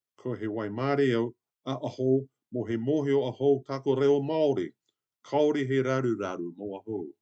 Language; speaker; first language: Māori; non-native, local second language; English